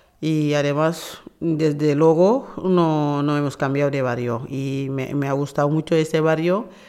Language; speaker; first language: Spanish; non-native, fluent; Wolof